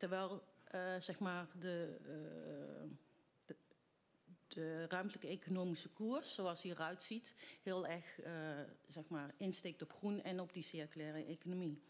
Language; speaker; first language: Dutch; native; Dutch